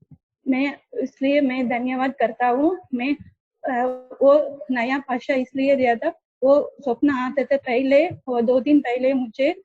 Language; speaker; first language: Hindi; non-native, local second language; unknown